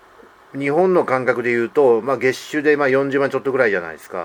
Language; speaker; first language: Japanese; native; Japanese